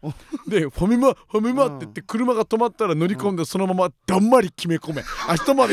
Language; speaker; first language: Japanese; native; Japanese